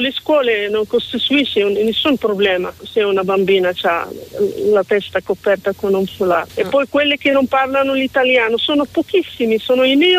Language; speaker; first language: Italian; non-native, fluent; Arabic